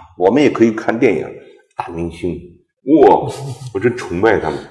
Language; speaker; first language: Chinese; native; Chinese